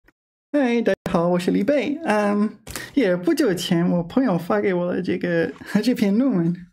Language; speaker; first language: Chinese; non-native, fluent; English